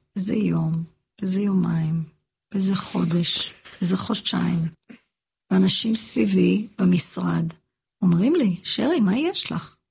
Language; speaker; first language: Hebrew; early bilingual, other home language; English